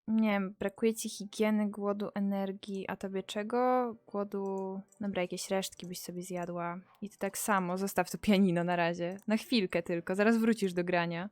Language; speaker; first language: Polish; native; Polish